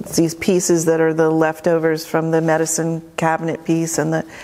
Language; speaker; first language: English; native; English